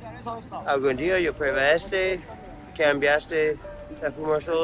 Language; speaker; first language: Spanish; non-native, learner; English